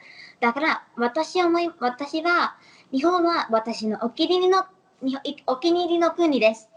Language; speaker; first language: Japanese; non-native, learner; English